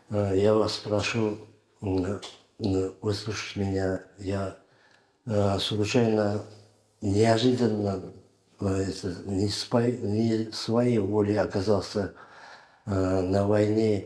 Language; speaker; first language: Russian; non-native, learner; Uzbek